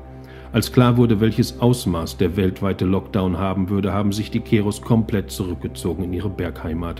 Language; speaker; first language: German; native; German